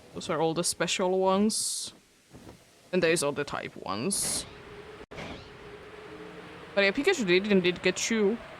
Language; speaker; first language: English; non-native, fluent; Finnish